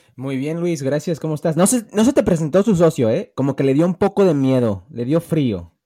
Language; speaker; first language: Spanish; early bilingual, heritage; Spanish